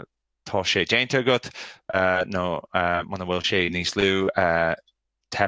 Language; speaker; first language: Irish; non-native, learner; English